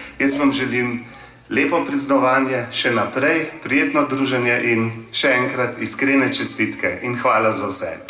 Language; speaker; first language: Slovenian; native; Slovenian